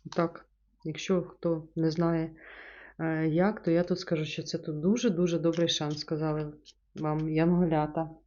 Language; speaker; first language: Ukrainian; non-native, local second language; Russian